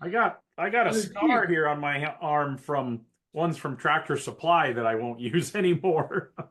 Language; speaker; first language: English; native; English